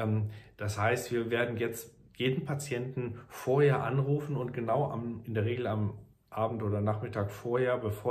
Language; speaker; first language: German; native; German